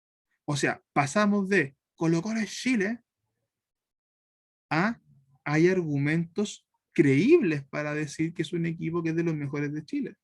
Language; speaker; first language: Spanish; native; Spanish